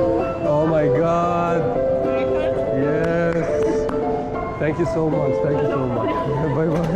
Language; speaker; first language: English; non-native, local second language; Arabic